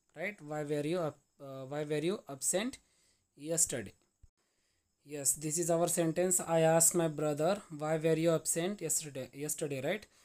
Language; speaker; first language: English; non-native, local second language; Marathi